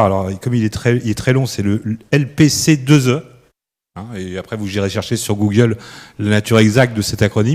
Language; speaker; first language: French; native; French